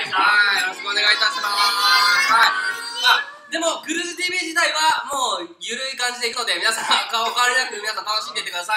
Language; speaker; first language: Japanese; native; Japanese